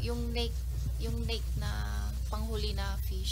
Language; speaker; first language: Filipino; non-native, learner; Chinese